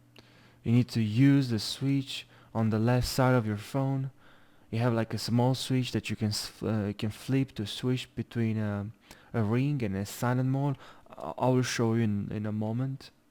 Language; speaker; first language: English; non-native, fluent; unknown